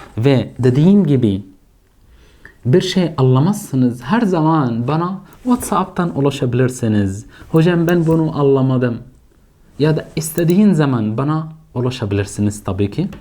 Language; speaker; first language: Turkish; non-native, fluent; Arabic